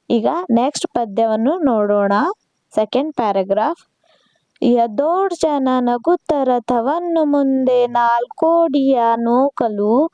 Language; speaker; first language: Kannada; non-native, local second language; Urdu